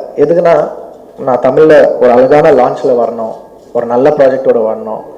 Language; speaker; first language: Tamil; non-native, local second language; Telugu